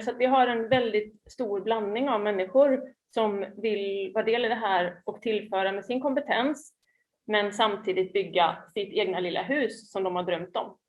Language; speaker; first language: Swedish; native; Swedish